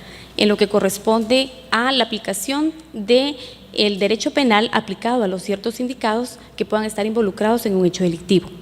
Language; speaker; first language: Spanish; native; Spanish